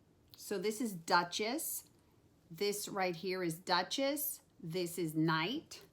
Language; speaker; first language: English; native; English